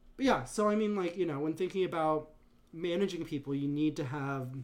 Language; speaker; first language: English; native; English